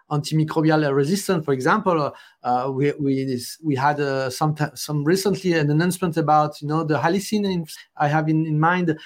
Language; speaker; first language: English; non-native, fluent; French